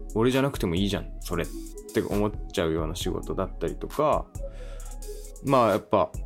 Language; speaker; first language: Japanese; native; Japanese